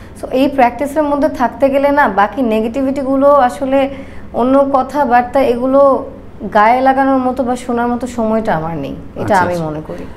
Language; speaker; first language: Bangla; native; Bangla